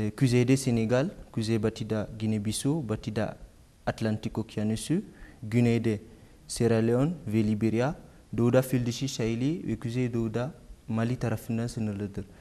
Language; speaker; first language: Turkish; non-native, fluent; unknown